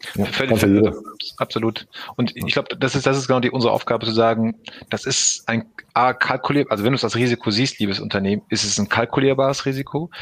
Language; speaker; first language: German; early bilingual, other home language; Turkish